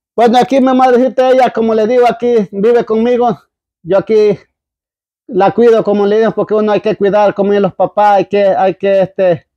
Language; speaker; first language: Spanish; native; Spanish